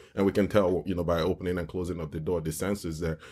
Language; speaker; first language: English; non-native, local second language; Yoruba